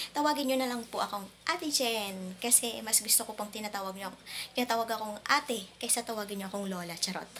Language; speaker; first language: Filipino; non-native, local second language; Hiligaynon